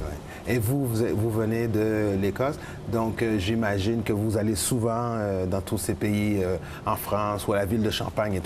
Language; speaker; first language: French; native; French